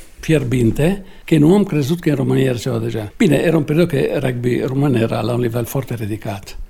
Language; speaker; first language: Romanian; non-native, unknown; Italian